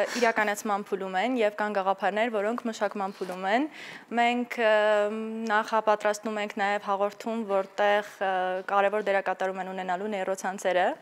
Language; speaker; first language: Armenian; native; Armenian